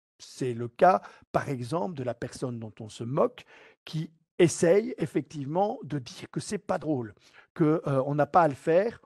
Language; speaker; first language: French; native; French